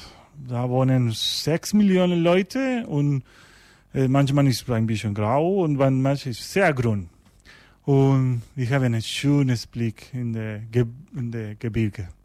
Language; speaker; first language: German; non-native, learner; Spanish